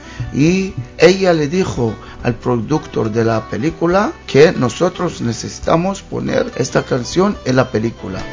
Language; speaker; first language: Spanish; non-native, learner; Hebrew